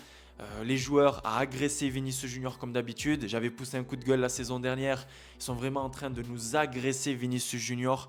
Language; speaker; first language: French; native; French